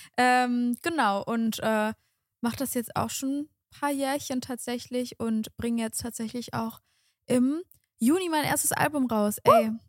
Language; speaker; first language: German; native; German